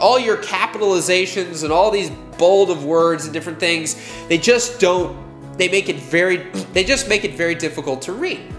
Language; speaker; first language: English; native; English